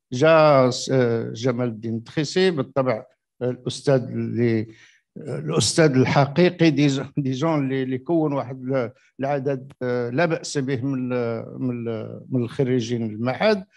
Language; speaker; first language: Arabic; native; Arabic